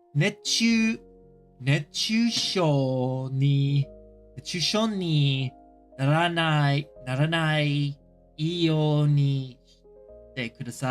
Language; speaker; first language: Japanese; non-native, learner; English